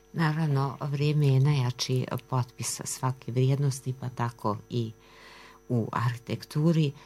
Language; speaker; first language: Serbian; native; Serbian